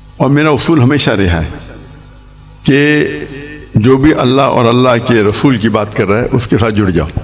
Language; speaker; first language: Urdu; non-native, local second language; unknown